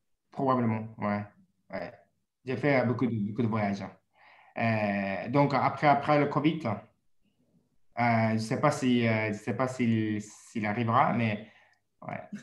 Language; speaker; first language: French; non-native, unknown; Japanese